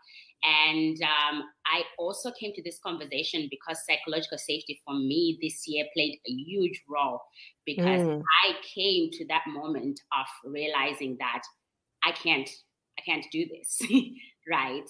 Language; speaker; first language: English; non-native, local second language; Shona